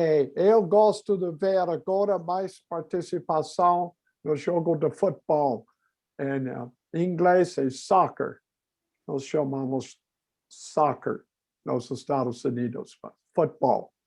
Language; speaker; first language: Portuguese; non-native, learner; English